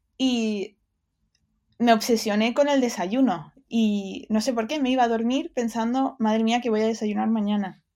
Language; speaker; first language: Spanish; early bilingual, other home language; English